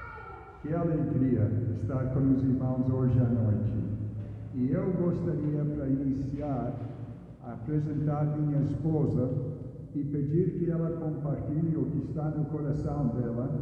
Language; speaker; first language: Portuguese; non-native, fluent; English